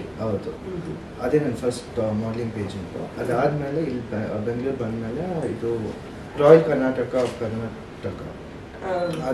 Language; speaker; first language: Kannada; early bilingual, heritage; Kannada